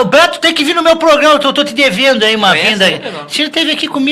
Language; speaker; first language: Portuguese; native; Portuguese